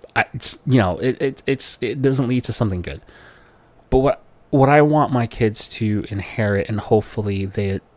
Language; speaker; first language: English; non-native, local second language; Filipino